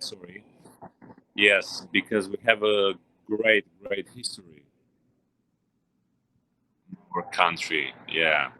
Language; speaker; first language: English; non-native, learner; Romanian